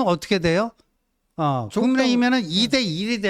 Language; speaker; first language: Korean; native; Korean